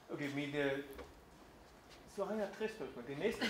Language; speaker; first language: Danish; non-native, fluent; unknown